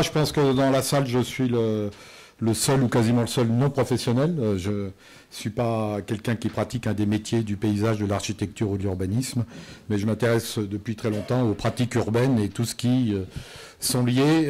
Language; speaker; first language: French; native; French